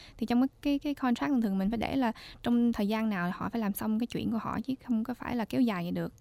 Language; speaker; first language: Vietnamese; early bilingual, heritage; Vietnamese